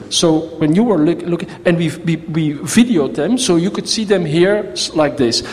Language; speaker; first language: English; non-native, fluent; Dutch